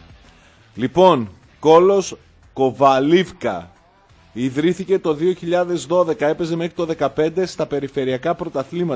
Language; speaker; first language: Greek; native; Greek